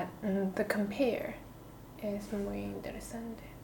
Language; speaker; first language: Spanish; non-native, learner; Chinese